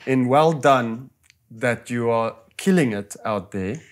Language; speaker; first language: English; non-native, local second language; Afrikaans